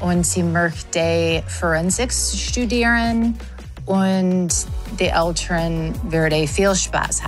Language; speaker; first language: German; non-native, learner; English